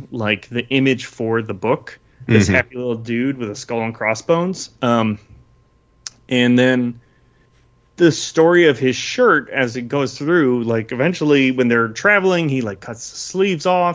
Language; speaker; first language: English; native; English